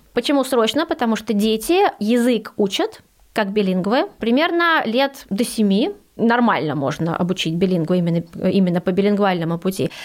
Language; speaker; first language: Russian; early bilingual, heritage; Russian